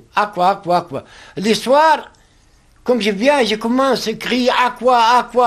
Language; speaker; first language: French; non-native, learner; Arabic